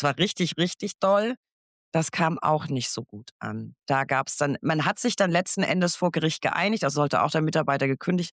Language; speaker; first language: German; native; German